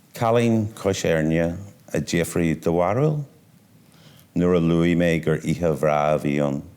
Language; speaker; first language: Irish; non-native, local second language; English